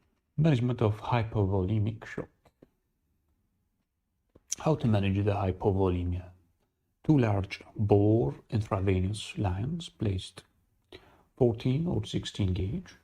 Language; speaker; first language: English; non-native, fluent; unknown